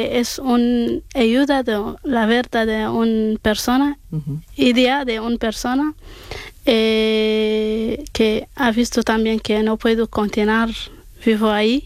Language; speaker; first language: Spanish; non-native, learner; Arabic